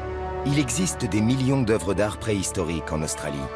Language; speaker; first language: French; native; French